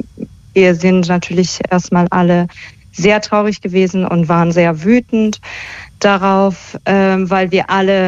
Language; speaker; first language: German; early bilingual, other home language; Persian